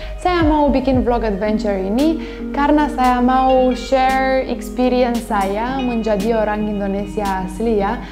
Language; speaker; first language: Indonesian; non-native, learner; Romanian